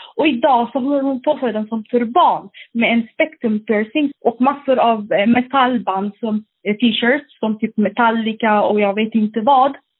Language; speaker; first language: Swedish; early bilingual, other home language; Arabic